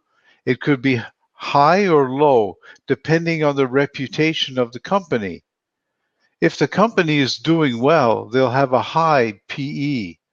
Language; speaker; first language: English; non-native, fluent; Spanish